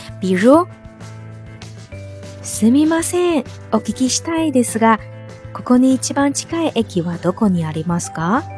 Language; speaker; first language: Japanese; non-native, fluent; Chinese